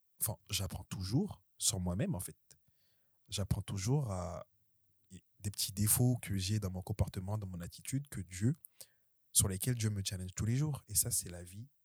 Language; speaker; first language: French; early bilingual, other home language; Haitian Creole